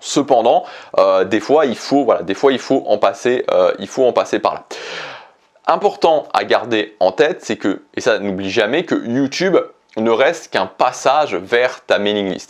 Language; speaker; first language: French; native; French